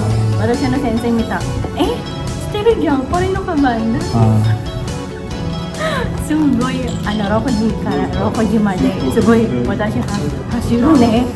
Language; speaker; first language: Japanese; non-native, learner; Filipino